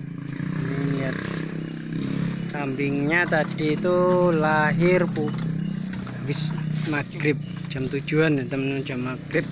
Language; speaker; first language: Indonesian; native; Indonesian